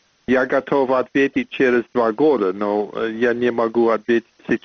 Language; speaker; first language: Russian; non-native, fluent; English